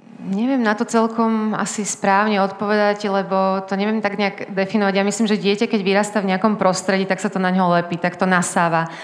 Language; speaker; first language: Slovak; early bilingual, heritage; Slovak